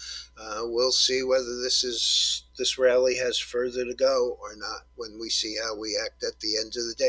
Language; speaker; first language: English; native; English